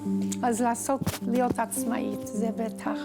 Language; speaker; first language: Hebrew; non-native, fluent; English